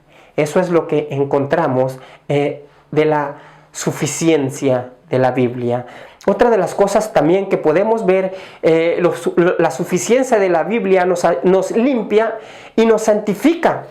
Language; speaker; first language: Spanish; native; Spanish